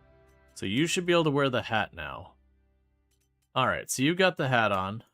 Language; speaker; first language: English; native; English